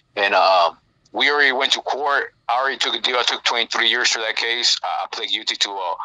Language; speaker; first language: English; native; English